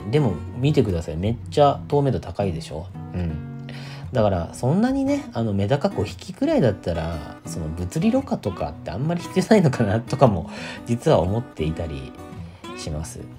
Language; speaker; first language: Japanese; native; Japanese